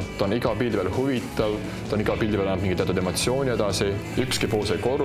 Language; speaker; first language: Estonian; native; Estonian